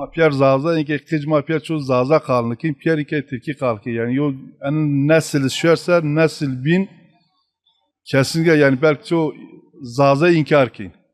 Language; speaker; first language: Turkish; non-native, local second language; Zaza